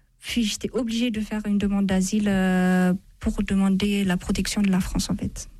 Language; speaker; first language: French; non-native, fluent; Amharic